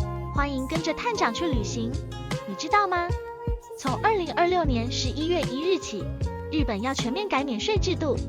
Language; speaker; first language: Chinese; native; Chinese